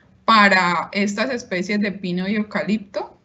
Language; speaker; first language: Spanish; native; Spanish